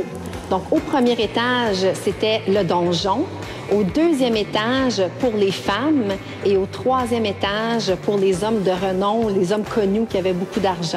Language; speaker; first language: French; native; French